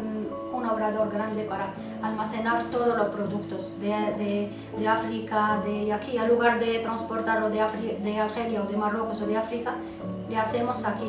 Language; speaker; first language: Spanish; non-native, local second language; Arabic